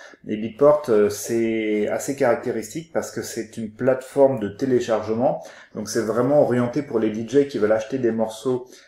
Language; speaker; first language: French; native; French